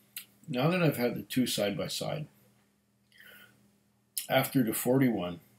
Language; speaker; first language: English; native; English